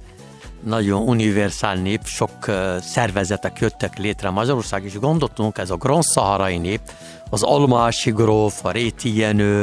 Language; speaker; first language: Hungarian; non-native, fluent; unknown